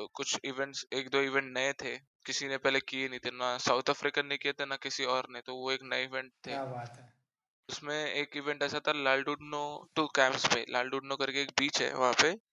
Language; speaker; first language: Hindi; non-native, local second language; Marathi